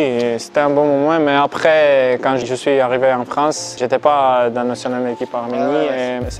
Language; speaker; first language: French; non-native, fluent; Armenian